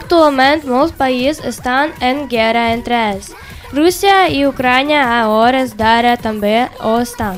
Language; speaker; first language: Catalan; non-native, learner; Ukrainian